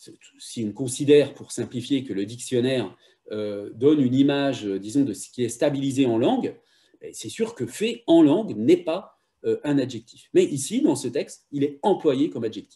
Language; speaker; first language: French; native; French